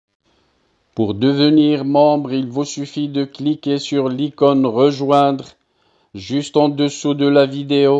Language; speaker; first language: French; non-native, local second language; Arabic